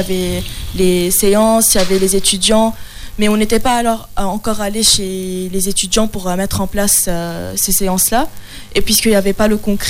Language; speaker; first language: French; non-native, local second language; Arabic